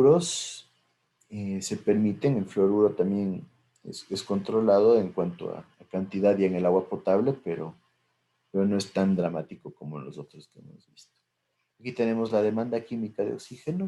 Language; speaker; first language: Spanish; native; Spanish